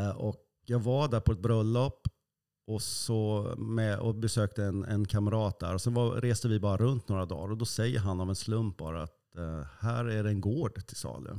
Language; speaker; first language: Swedish; native; Swedish